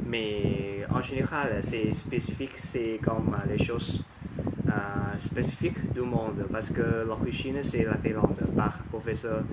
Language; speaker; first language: French; non-native, learner; Thai